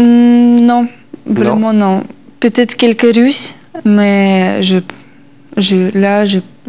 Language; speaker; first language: French; non-native, learner; Russian